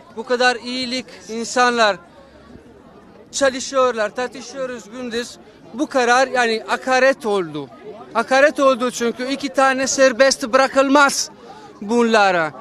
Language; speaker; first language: Turkish; non-native, fluent; Italian